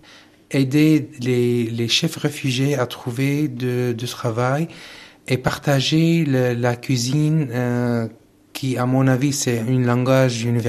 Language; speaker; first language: French; non-native, learner; Arabic